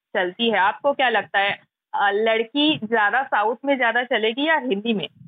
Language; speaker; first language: Hindi; non-native, local second language; Marathi